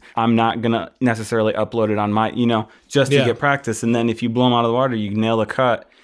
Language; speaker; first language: English; native; English